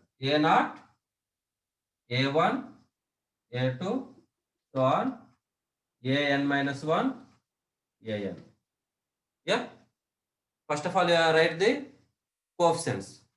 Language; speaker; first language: English; non-native, local second language; Telugu